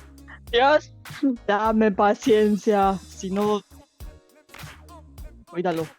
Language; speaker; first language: Spanish; non-native, fluent; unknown